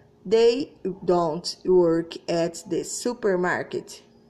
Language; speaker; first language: English; non-native, learner; Portuguese